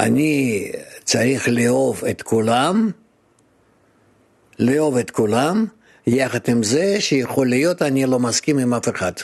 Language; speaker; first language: Hebrew; non-native, fluent; Russian